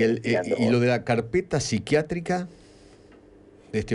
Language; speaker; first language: Spanish; native; Spanish